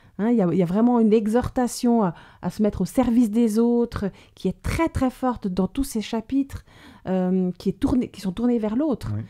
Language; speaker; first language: French; native; French